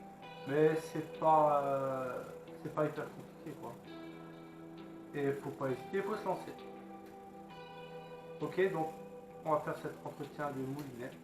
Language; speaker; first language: French; native; French